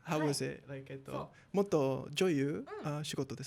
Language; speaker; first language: Japanese; non-native, learner; English